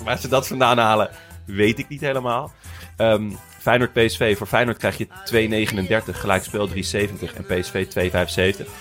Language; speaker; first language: Dutch; native; Dutch